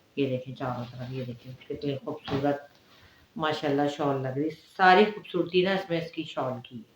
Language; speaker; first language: Urdu; native; Urdu